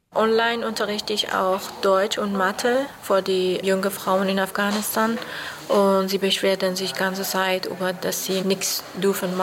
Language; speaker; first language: German; non-native, learner; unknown